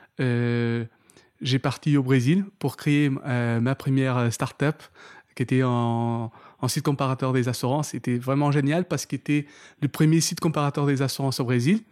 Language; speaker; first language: French; non-native, fluent; Portuguese